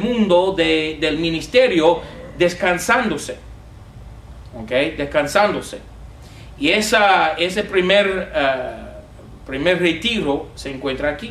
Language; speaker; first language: Spanish; non-native, fluent; English